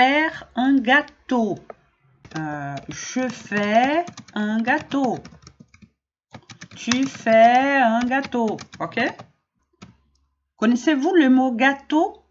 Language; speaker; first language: French; non-native, fluent; Portuguese